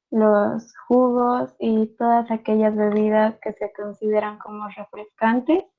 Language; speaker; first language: Spanish; native; Spanish